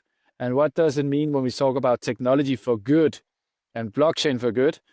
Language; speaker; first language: English; non-native, fluent; Danish